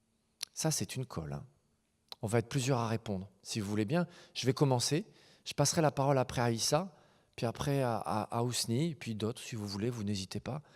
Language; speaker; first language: French; native; French